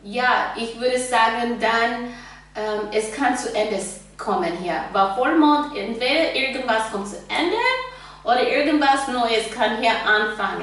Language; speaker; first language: German; non-native, fluent; English